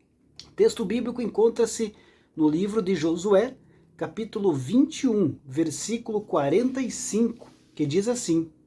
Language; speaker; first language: Portuguese; native; Portuguese